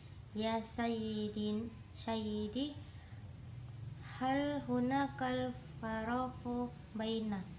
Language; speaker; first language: Arabic; non-native, learner; Indonesian